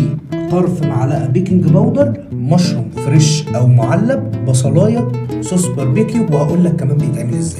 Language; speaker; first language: Arabic; native; Arabic